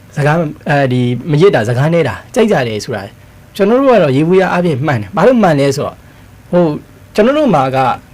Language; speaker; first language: Burmese; native; Burmese